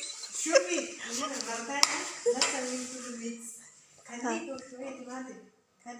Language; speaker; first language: Arabic; non-native, learner; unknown